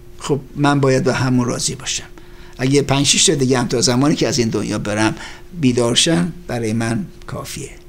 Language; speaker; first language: Persian; native; Persian